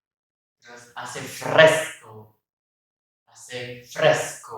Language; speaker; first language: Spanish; non-native, learner; Indonesian